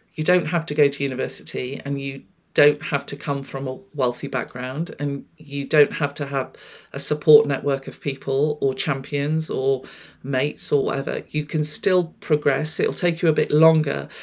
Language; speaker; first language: English; native; English